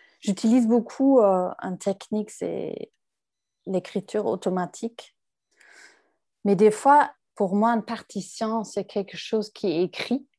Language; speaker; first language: French; non-native, fluent; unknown